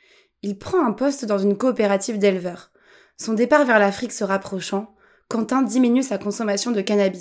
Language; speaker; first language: French; native; French